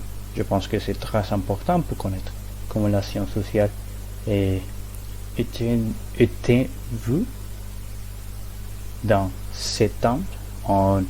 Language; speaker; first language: French; non-native, learner; Spanish